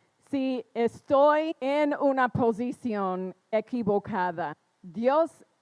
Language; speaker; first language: Spanish; non-native, fluent; English